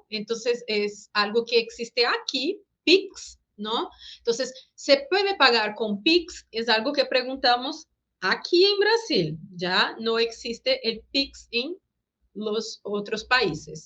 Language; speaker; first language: Spanish; non-native, fluent; Portuguese